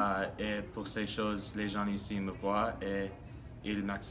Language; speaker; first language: French; non-native, learner; English